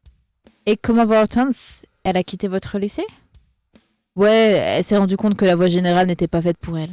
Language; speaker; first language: French; native; French